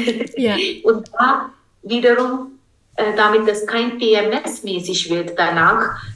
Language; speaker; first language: German; non-native, fluent; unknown